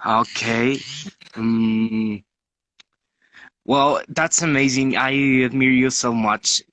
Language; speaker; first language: English; non-native, learner; Spanish